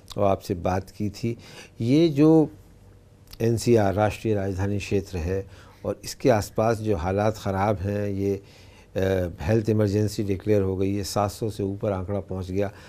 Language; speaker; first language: Hindi; native; Hindi